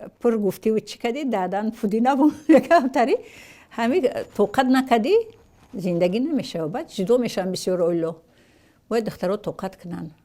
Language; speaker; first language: Tajik; non-native, local second language; Russian